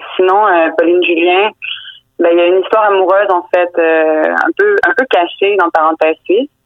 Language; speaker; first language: French; native; French